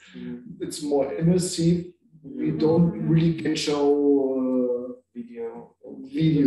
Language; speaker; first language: English; non-native, learner; German